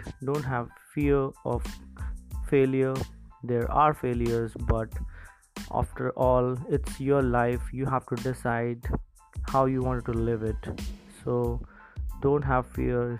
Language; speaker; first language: English; non-native, local second language; Hindi